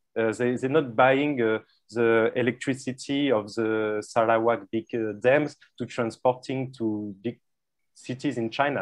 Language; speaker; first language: English; non-native, fluent; French